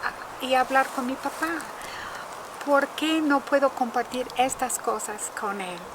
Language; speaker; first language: Spanish; non-native, fluent; English